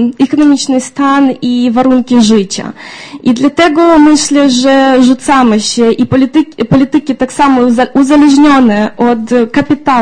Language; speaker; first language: Polish; non-native, fluent; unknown